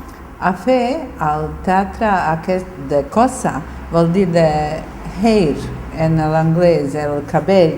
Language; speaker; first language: Catalan; non-native, fluent; Bosnian